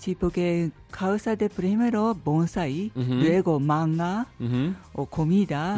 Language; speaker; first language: Spanish; non-native, learner; Japanese